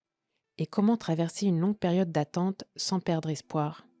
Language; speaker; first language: French; native; French